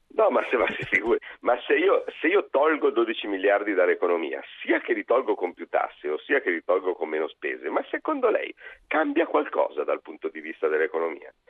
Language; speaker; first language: Italian; native; Italian